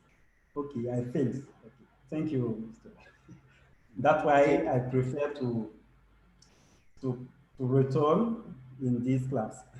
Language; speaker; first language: English; non-native, learner; French